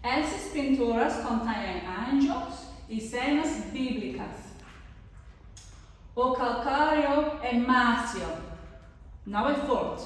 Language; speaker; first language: Portuguese; non-native, learner; English